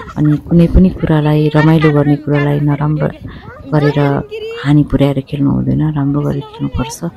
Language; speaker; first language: Nepali; non-native, local second language; Eastern Tamang